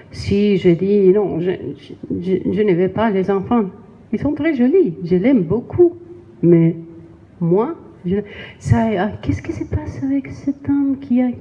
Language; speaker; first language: French; non-native, learner; Spanish